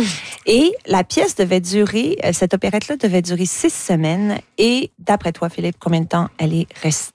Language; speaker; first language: French; native; French